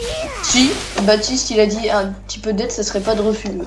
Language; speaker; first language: French; native; French